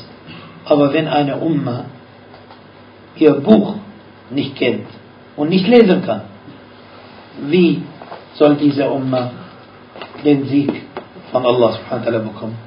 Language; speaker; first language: German; non-native, fluent; Arabic